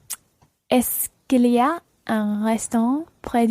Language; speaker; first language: French; non-native, learner; English